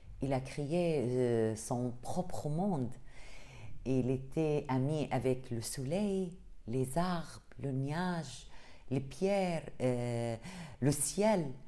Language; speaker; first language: French; non-native, learner; Arabic